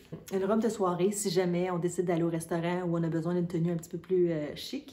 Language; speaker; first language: French; native; French